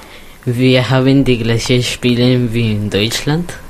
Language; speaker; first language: German; non-native, learner; Spanish